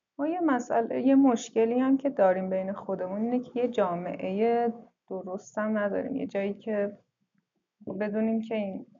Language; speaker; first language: Persian; native; Persian